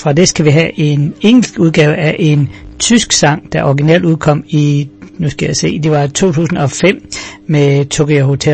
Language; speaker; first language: Danish; native; Danish